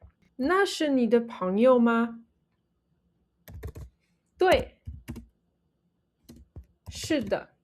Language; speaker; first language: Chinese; non-native, fluent; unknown